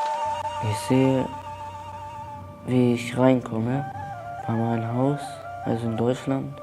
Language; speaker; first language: German; early bilingual, other home language; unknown